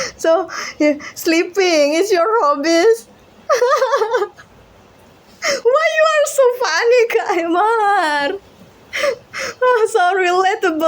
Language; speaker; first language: English; non-native, learner; Indonesian